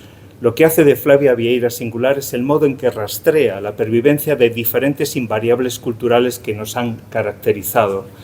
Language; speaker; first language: Spanish; native; Spanish